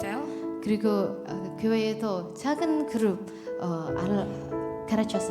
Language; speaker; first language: Korean; non-native, learner; Indonesian